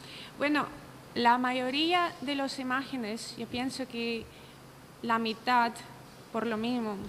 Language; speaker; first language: Spanish; non-native, learner; Russian